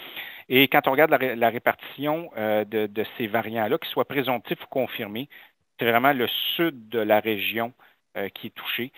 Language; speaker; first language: French; native; French